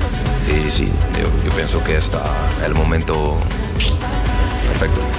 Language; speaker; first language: Spanish; non-native, learner; French